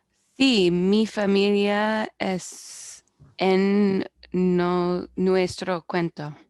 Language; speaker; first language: Spanish; non-native, learner; English